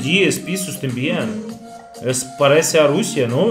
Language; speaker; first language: Spanish; non-native, learner; Russian